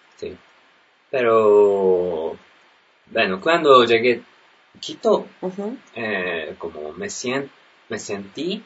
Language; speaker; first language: Spanish; non-native, learner; Japanese